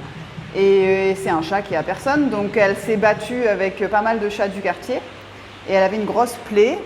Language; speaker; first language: French; native; French